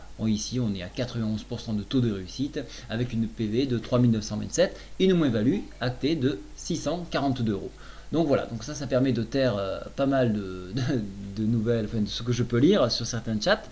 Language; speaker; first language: French; native; French